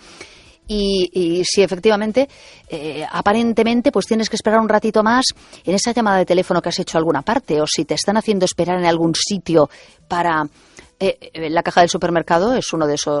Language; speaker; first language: Spanish; native; Spanish